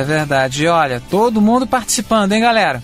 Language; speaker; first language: Portuguese; native; Portuguese